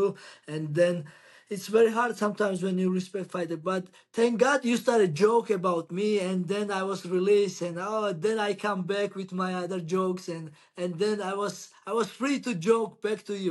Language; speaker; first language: English; non-native, learner; Georgian